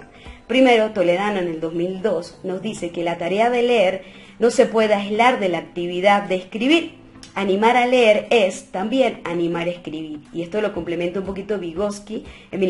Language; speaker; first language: Spanish; native; Spanish